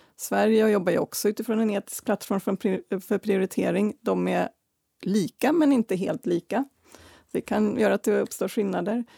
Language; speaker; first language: Swedish; native; Swedish